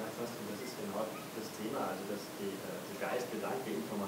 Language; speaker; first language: German; native; German